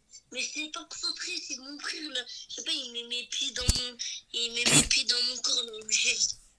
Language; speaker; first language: French; native; French